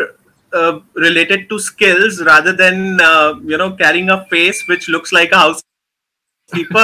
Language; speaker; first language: English; non-native, local second language; Hindi